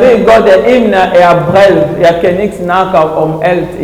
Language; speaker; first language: Danish; non-native, fluent; French